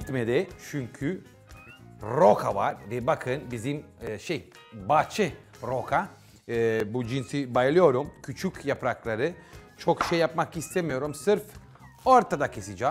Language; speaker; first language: Turkish; non-native, fluent; Italian